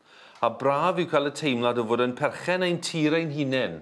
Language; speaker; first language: Welsh; native; Welsh